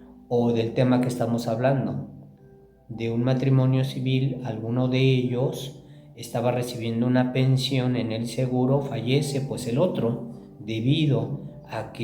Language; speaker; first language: Spanish; native; Spanish